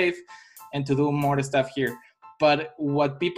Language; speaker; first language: English; non-native, fluent; Spanish